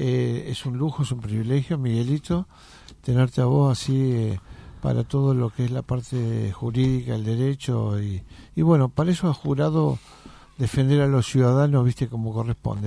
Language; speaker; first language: Spanish; native; Spanish